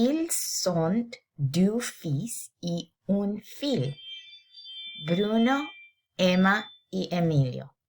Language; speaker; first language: French; non-native, learner; English